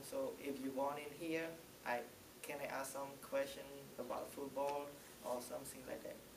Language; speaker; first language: English; non-native, learner; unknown